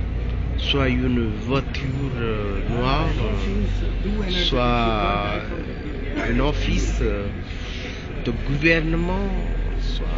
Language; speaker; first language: French; non-native, learner; Hindi